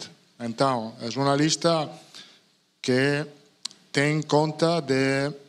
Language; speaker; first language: Portuguese; non-native, learner; Italian